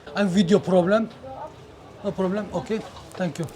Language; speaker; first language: English; non-native, learner; Turkish